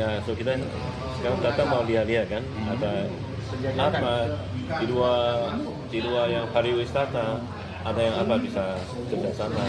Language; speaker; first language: Indonesian; non-native, learner; Chinese